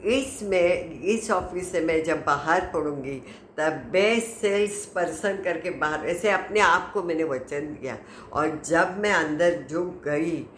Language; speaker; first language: Hindi; non-native, local second language; Marathi